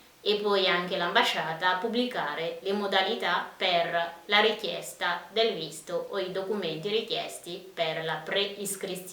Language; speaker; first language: Italian; non-native, fluent; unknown